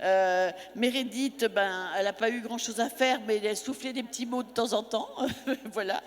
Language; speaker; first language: French; native; French